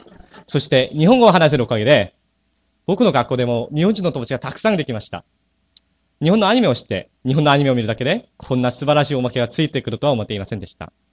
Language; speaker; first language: Japanese; non-native, fluent; Korean